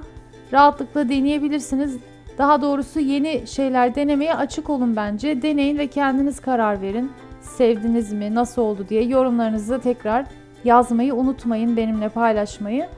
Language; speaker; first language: Turkish; native; Turkish